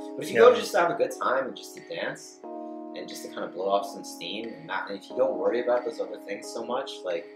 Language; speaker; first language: English; native; English